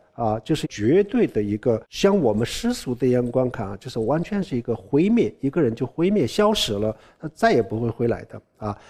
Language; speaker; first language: Chinese; non-native, local second language; Tibetan